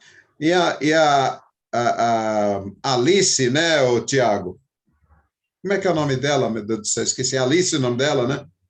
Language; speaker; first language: Portuguese; native; Portuguese